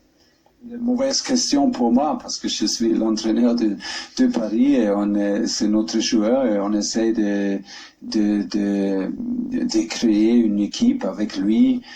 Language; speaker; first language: French; non-native, learner; German